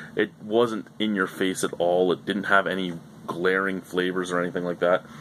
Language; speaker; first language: English; native; English